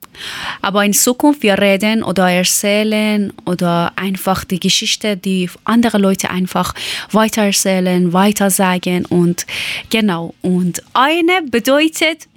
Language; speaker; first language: German; non-native, learner; Persian